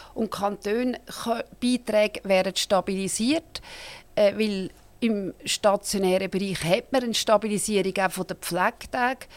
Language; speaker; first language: German; native; German